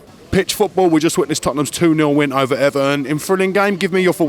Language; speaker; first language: English; native; English